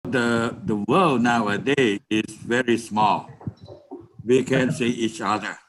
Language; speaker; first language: English; non-native, learner; Thai